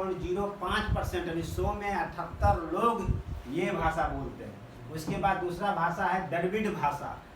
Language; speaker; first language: Hindi; native; Hindi